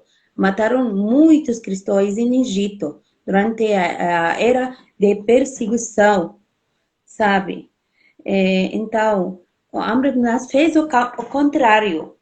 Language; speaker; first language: Portuguese; non-native, fluent; Arabic